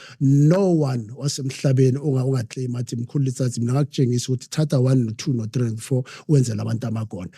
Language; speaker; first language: Zulu; non-native, local second language; Southern Sotho